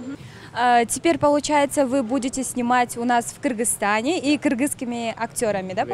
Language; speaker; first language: Russian; non-native, local second language; Kyrgyz